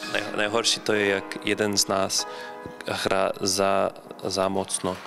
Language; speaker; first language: Czech; non-native, learner; Polish